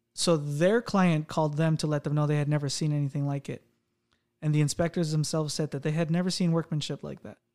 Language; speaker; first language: English; native; English